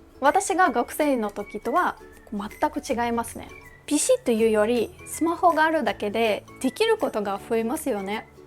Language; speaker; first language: Japanese; non-native, fluent; Russian